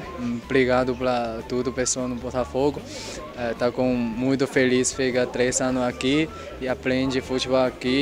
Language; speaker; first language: Portuguese; non-native, learner; Chinese